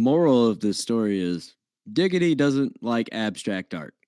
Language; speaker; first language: English; native; English